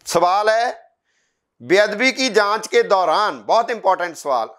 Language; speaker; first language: Hindi; non-native, local second language; Punjabi